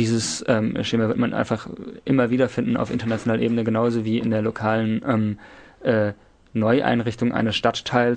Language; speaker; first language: German; native; German